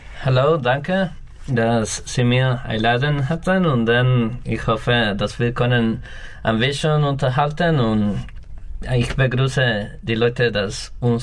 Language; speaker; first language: German; non-native, learner; Spanish